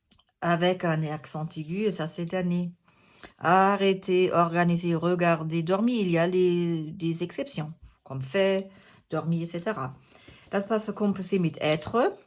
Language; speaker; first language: French; non-native, fluent; German